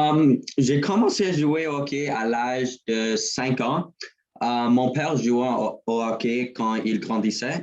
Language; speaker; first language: French; non-native, learner; English